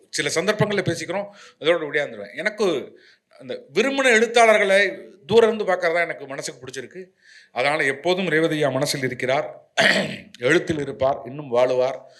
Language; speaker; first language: Tamil; non-native, local second language; Malayalam